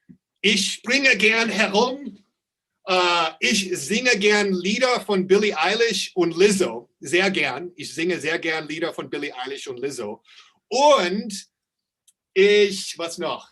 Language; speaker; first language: German; non-native, fluent; English